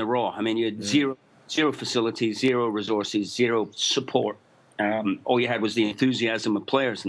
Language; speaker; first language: English; native; English